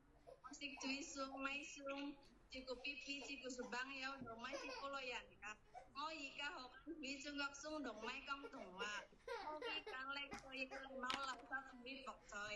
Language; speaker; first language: Cantonese; non-native, learner; Indonesian